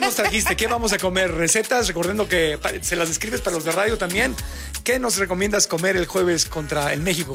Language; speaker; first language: Spanish; native; Spanish